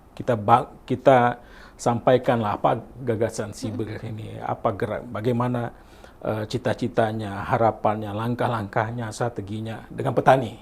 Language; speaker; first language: Indonesian; non-native, local second language; Achinese